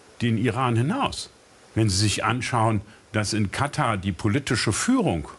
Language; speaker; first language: German; native; German